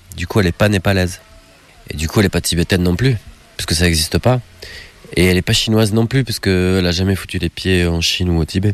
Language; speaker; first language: French; native; French